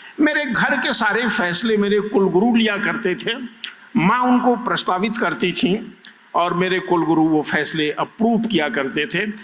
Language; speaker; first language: Hindi; native; Hindi